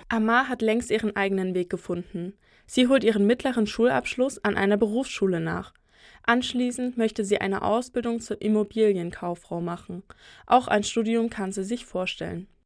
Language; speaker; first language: German; native; German